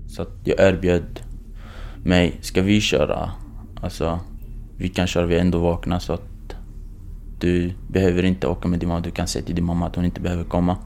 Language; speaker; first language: Swedish; non-native, fluent; Kurdish